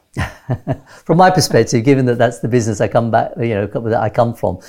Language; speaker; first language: English; native; English